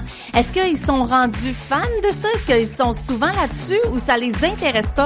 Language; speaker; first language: French; native; French